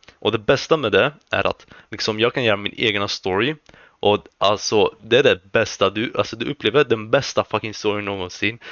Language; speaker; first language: Swedish; early bilingual, other home language; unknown